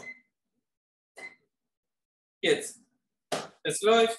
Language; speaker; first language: German; non-native, fluent; Italian